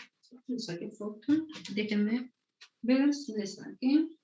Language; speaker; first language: Spanish; native; Spanish